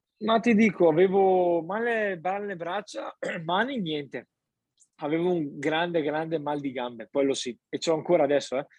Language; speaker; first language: Italian; native; Italian